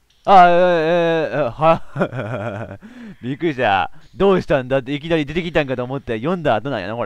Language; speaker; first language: Japanese; native; Japanese